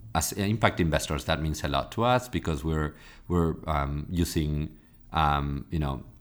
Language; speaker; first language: English; non-native, fluent; Spanish